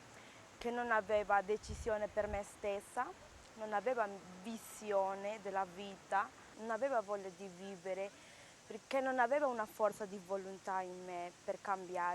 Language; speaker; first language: Italian; non-native, learner; Spanish